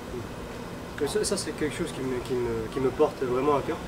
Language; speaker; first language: French; early bilingual, other home language; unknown